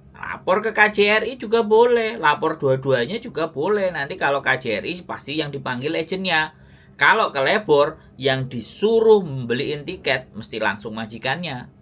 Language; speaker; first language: Indonesian; non-native, local second language; Javanese